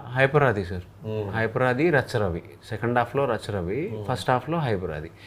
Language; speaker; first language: Telugu; native; Telugu